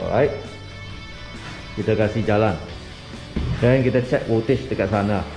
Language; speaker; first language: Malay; non-native, local second language; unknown